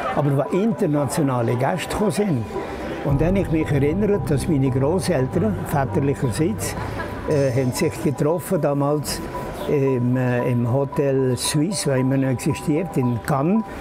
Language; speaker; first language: German; native; German